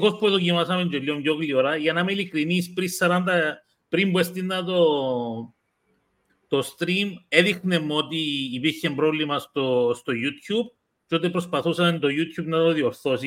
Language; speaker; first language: Greek; native; Greek